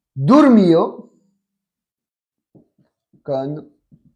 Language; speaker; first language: Spanish; non-native, fluent; French